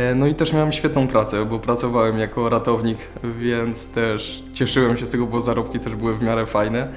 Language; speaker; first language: Polish; native; Polish